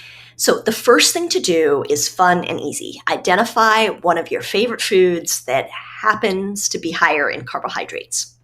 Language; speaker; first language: English; native; English